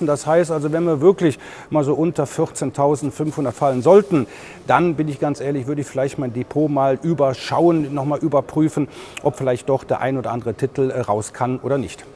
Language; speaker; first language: German; native; German